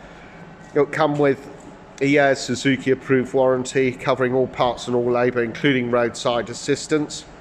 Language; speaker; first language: English; native; English